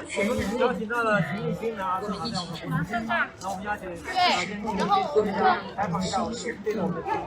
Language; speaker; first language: Chinese; native; Chinese